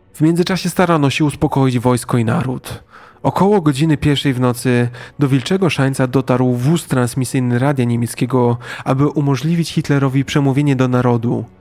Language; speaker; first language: Polish; native; Polish